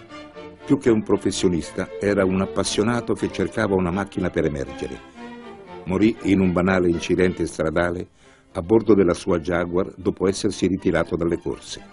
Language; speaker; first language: Italian; native; Italian